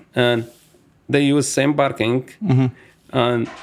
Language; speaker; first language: English; non-native, learner; Arabic